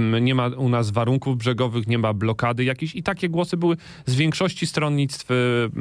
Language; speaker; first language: Polish; native; Polish